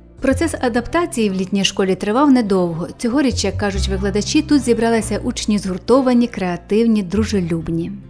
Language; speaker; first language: Ukrainian; native; Ukrainian